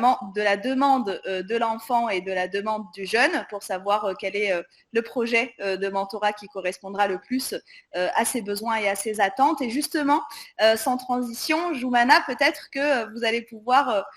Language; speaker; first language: French; native; French